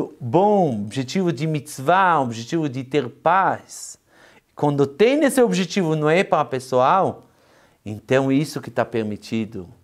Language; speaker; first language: Portuguese; non-native, fluent; Hebrew